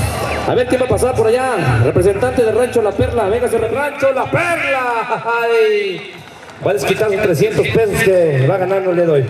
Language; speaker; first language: Spanish; native; Spanish